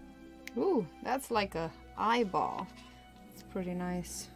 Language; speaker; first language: English; non-native, fluent; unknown